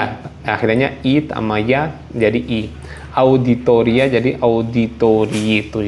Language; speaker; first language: Indonesian; non-native, local second language; Javanese